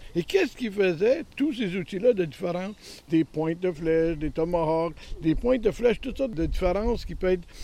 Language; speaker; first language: French; native; French